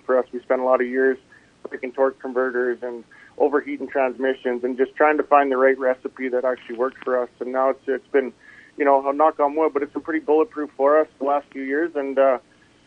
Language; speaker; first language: English; native; English